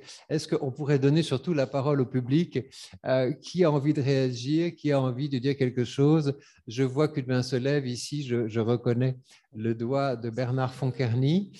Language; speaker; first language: French; native; French